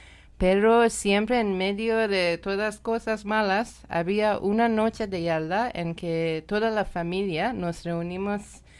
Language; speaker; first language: Spanish; non-native, fluent; Persian